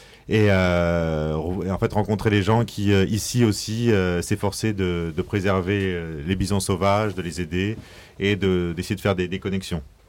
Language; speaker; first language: French; native; French